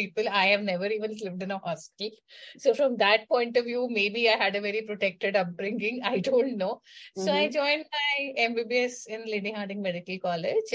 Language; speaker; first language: English; non-native, local second language; Hindi